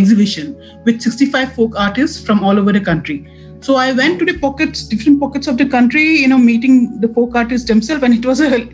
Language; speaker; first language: English; non-native, local second language; Assamese